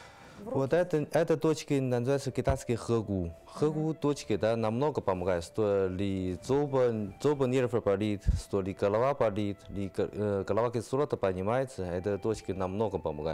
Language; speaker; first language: Russian; non-native, learner; Chinese